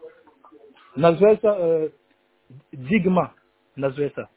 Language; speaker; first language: Russian; non-native, learner; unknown